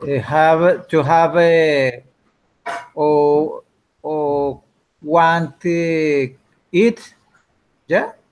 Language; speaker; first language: English; non-native, learner; Spanish